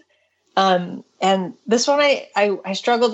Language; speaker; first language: English; native; English